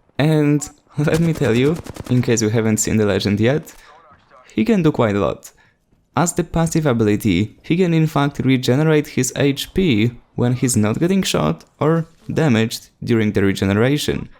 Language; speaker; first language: English; non-native, fluent; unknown